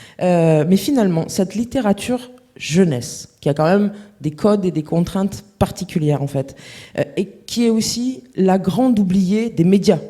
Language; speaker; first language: French; native; French